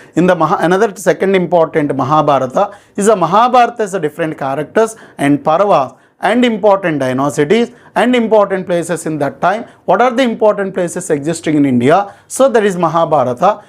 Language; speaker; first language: English; non-native, local second language; Telugu